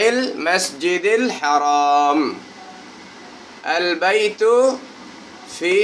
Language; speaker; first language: Arabic; non-native, fluent; Bangla